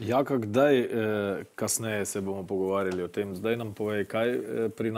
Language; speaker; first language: Slovenian; native; Slovenian